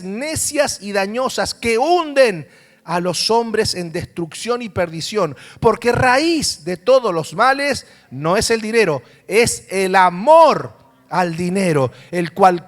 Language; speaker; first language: Spanish; native; Spanish